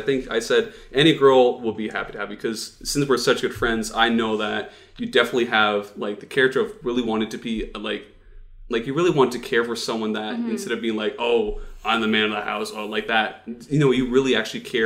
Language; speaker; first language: English; non-native, fluent; Dutch